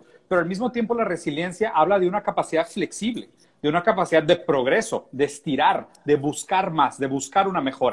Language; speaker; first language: Spanish; native; Spanish